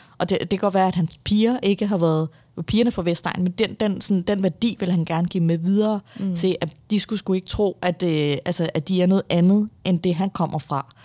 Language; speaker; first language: Danish; early bilingual, other home language; Persian